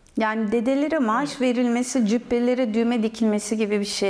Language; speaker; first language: Turkish; native; Turkish